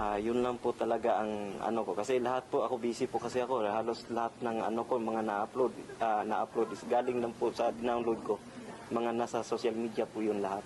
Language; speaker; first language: Filipino; non-native, local second language; Cebuano